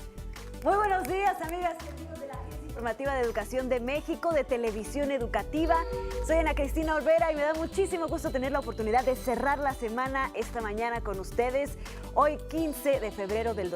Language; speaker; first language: Spanish; native; Spanish